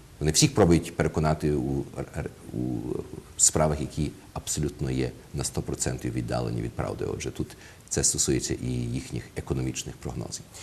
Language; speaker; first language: Ukrainian; early bilingual, heritage; Ukrainian